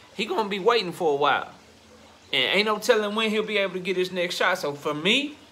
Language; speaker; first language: English; native; English